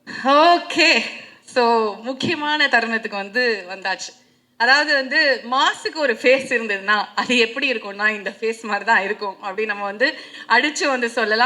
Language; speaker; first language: Tamil; native; Tamil